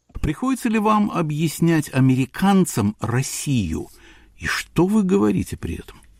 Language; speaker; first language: Russian; native; Russian